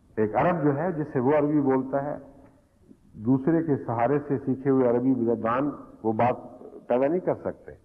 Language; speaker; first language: Urdu; native; Urdu